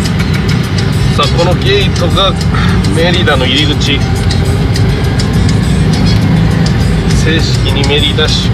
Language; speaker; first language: Japanese; native; Japanese